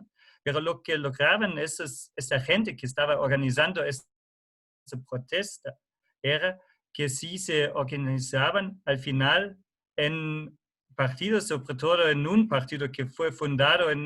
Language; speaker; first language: Spanish; non-native, fluent; German